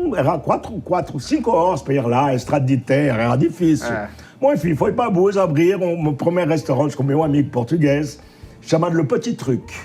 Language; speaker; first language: Portuguese; non-native, fluent; French